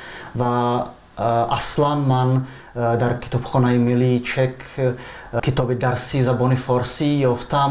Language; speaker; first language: Persian; non-native, fluent; Slovak